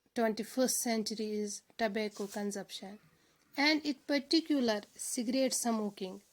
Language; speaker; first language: English; non-native, local second language; Urdu